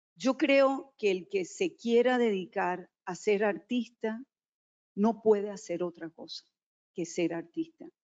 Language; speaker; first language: Spanish; native; Spanish